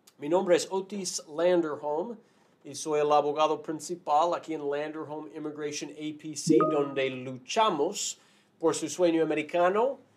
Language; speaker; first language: Spanish; non-native, fluent; English